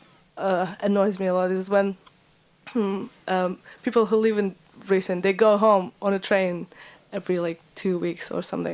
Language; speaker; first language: English; non-native, fluent; Uzbek